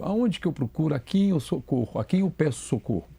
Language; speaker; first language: Portuguese; native; Portuguese